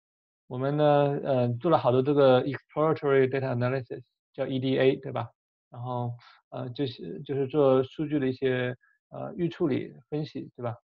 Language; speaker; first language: Chinese; native; Chinese